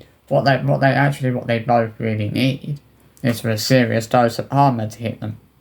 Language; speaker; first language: English; native; English